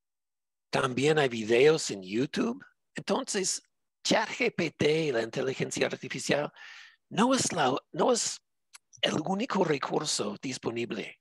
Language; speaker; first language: Spanish; non-native, fluent; English